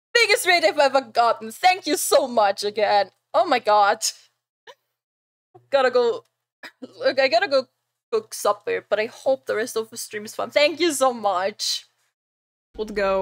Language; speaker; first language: English; non-native, fluent; German